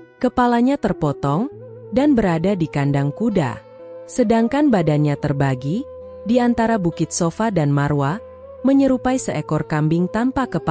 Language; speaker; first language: Indonesian; native; Indonesian